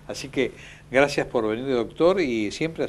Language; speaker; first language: Spanish; native; Spanish